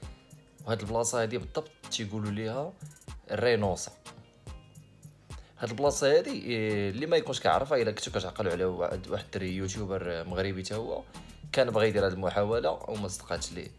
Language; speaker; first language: Arabic; native; Arabic